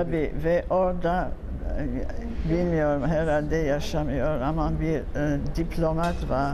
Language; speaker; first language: Turkish; non-native, fluent; French